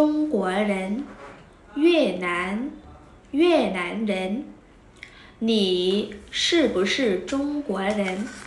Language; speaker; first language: Chinese; non-native, fluent; Vietnamese